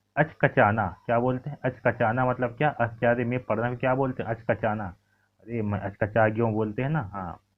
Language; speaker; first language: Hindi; native; Hindi